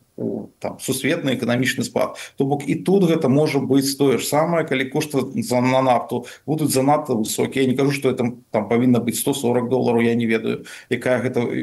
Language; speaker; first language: Belarusian; non-native, local second language; Russian